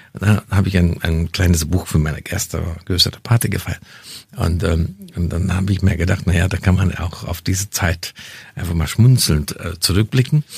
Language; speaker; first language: German; non-native, fluent; Hungarian